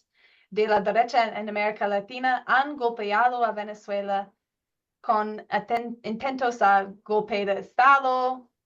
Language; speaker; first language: Spanish; non-native, learner; English